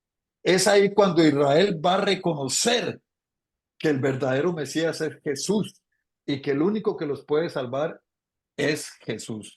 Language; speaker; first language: Spanish; native; Spanish